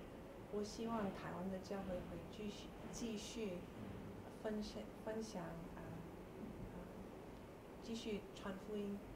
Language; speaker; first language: Chinese; early bilingual, heritage; English